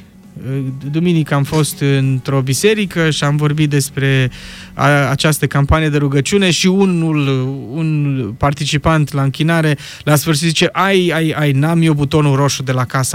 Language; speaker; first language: Romanian; native; Romanian